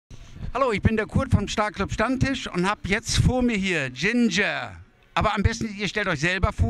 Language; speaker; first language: German; native; German